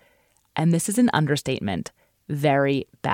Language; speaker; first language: English; native; English